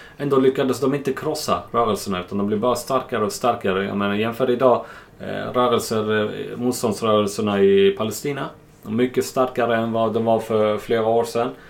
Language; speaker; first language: Swedish; non-native, fluent; Arabic